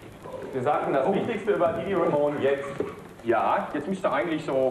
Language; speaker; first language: German; native; German